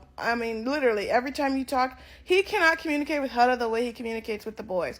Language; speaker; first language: English; native; English